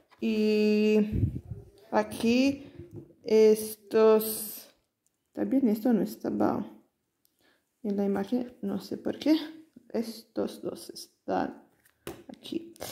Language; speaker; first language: Spanish; non-native, learner; Italian